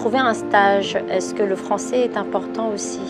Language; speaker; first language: French; non-native, fluent; Korean